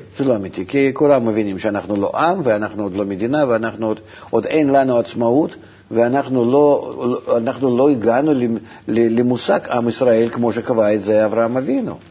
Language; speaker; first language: Hebrew; non-native, fluent; Russian